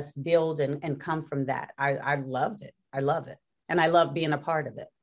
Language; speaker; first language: English; native; English